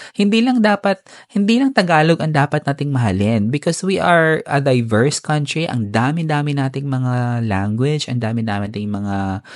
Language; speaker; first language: Filipino; non-native, local second language; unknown